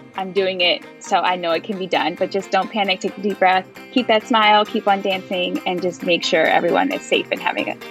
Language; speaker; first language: English; native; English